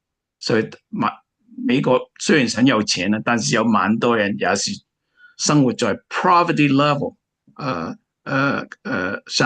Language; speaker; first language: Chinese; native; Chinese